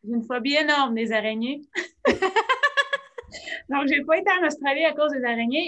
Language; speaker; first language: French; native; French